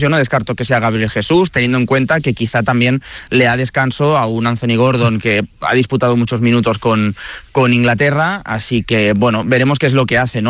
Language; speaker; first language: Spanish; native; Spanish